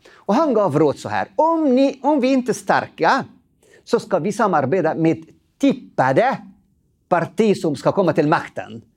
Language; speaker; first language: Swedish; non-native, fluent; Arabic